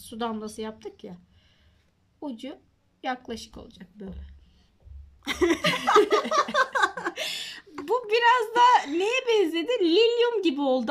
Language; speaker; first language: Turkish; native; Turkish